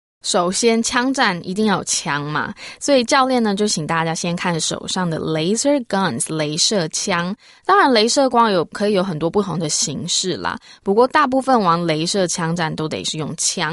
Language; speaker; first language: Chinese; native; Chinese